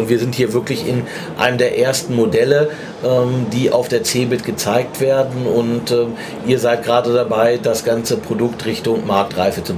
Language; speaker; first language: German; native; German